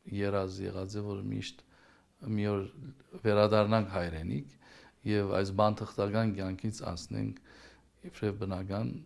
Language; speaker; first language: Armenian; early bilingual, heritage; Armenian